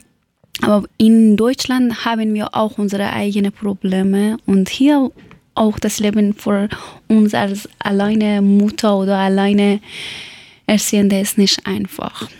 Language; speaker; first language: German; non-native, learner; Persian